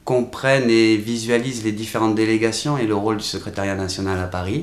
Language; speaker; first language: French; native; French